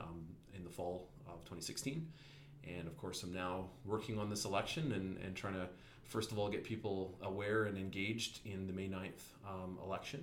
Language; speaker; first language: English; native; English